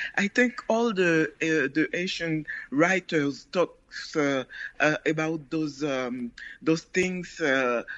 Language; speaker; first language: English; non-native, learner; Haitian Creole